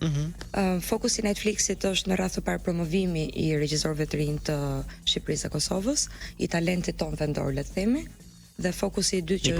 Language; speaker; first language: Albanian; native; Albanian